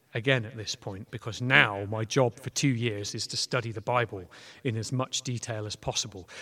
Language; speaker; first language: English; native; English